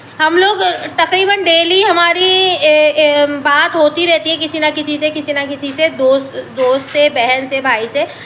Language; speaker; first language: Urdu; native; Urdu